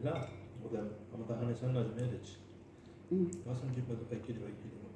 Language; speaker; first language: Arabic; non-native, learner; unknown